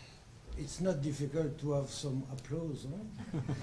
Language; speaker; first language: English; non-native, learner; French